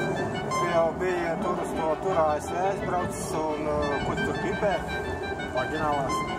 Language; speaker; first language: Latvian; native; Latvian